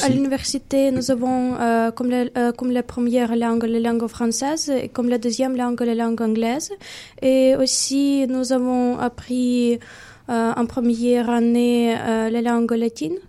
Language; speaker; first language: French; non-native, learner; Ukrainian